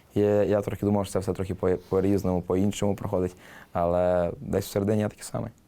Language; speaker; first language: Ukrainian; native; Ukrainian